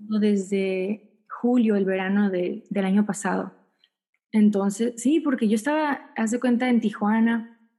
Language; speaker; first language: Spanish; early bilingual, heritage; Spanish